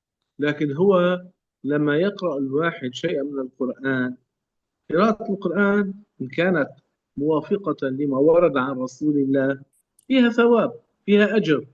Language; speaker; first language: Arabic; native; Arabic